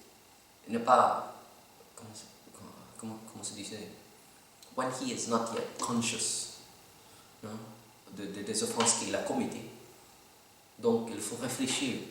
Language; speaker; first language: French; non-native, learner; Filipino